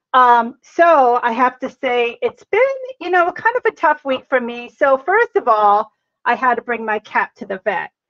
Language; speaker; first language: English; native; English